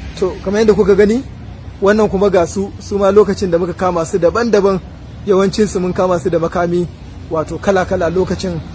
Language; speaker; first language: Hausa; native; Hausa